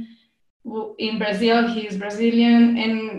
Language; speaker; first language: English; non-native, fluent; Spanish